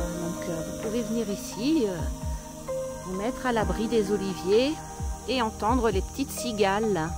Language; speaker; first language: French; native; French